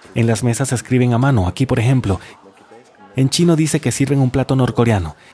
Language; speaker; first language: Spanish; non-native, fluent; Russian